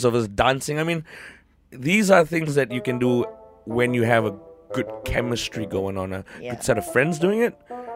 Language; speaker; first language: English; native; English